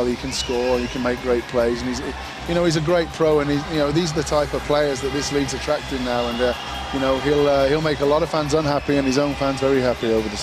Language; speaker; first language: English; native; English